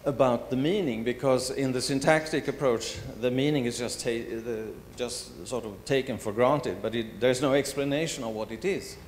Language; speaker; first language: English; non-native, fluent; Swedish